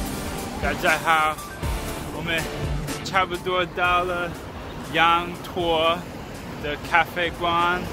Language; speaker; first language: Chinese; non-native, learner; English